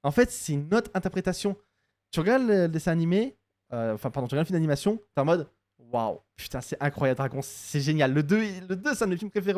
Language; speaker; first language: French; native; French